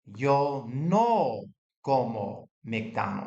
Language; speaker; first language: Spanish; non-native, fluent; English